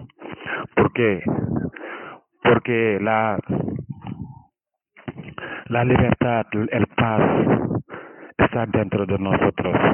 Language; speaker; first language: Spanish; non-native, fluent; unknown